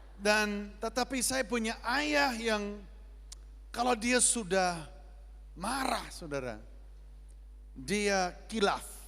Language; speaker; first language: Indonesian; non-native, fluent; English